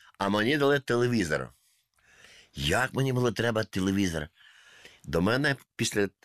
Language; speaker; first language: Ukrainian; non-native, local second language; Russian